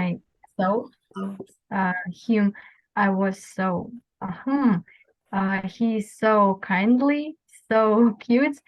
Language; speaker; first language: English; non-native, learner; Russian